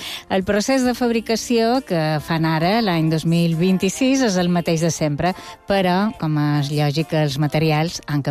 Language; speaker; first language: Catalan; native; Catalan